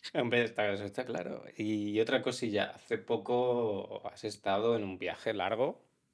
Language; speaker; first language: Spanish; native; Spanish